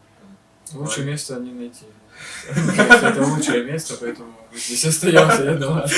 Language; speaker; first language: Russian; native; Russian